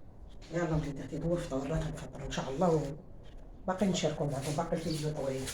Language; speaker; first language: Arabic; native; Arabic